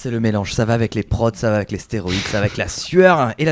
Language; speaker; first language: French; native; French